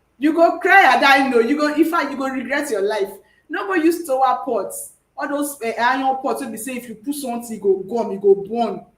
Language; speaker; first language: Nigerian Pidgin; native; Nigerian Pidgin